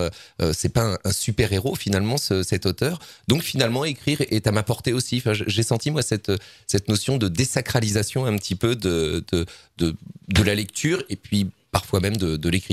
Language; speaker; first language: French; native; French